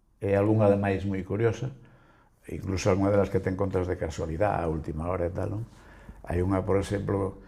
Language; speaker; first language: Galician; native; Galician